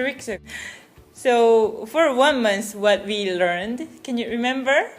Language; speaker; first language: English; non-native, fluent; Korean